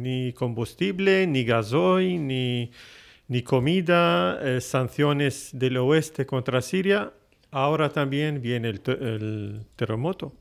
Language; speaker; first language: Spanish; non-native, fluent; Arabic